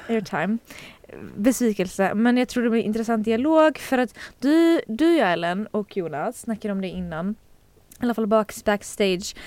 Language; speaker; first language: Swedish; native; Swedish